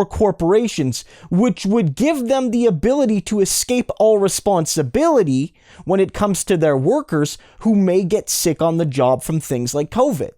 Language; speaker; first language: English; native; English